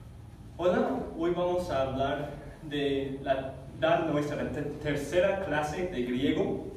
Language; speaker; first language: Spanish; non-native, fluent; English